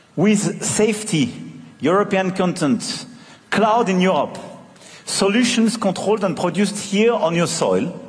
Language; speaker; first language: English; non-native, fluent; French